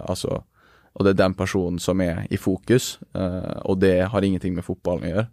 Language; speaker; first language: Swedish; non-native, fluent; Norwegian